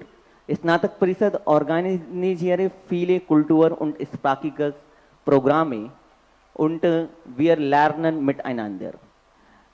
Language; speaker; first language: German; non-native, learner; Hindi